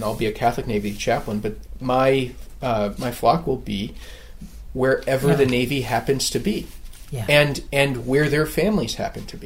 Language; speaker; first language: English; native; English